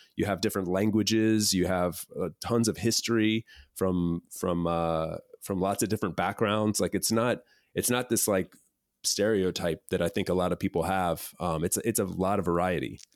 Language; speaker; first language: English; native; English